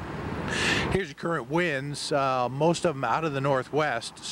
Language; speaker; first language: English; native; English